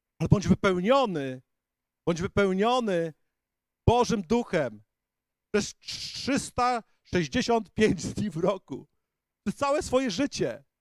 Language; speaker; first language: Polish; native; Polish